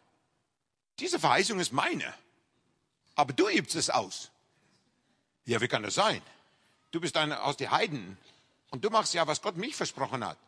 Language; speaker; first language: German; non-native, fluent; English